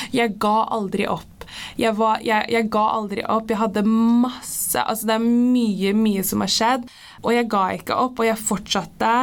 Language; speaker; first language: Norwegian; early bilingual, other home language; English